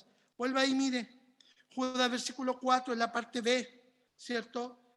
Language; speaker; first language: Spanish; native; Spanish